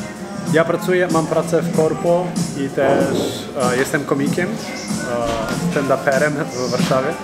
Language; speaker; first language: Polish; non-native, learner; Portuguese